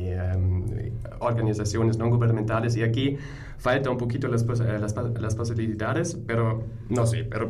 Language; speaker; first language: Spanish; non-native, fluent; German